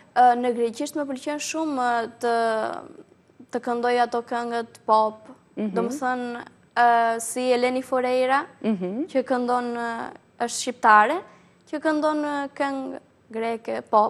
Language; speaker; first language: Albanian; early bilingual, heritage; Albanian